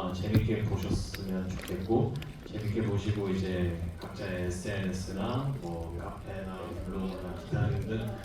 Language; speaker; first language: Korean; native; Korean